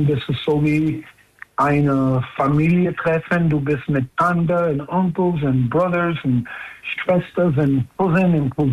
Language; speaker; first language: German; non-native, fluent; English